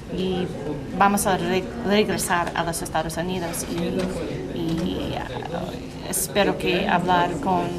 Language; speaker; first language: Spanish; non-native, learner; English